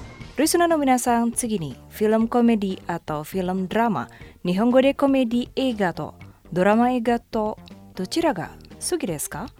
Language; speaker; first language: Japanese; non-native, fluent; Indonesian